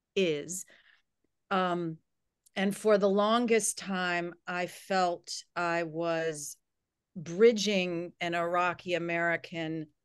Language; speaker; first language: English; native; English